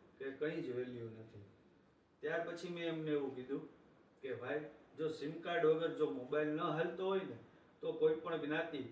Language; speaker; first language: Gujarati; native; Gujarati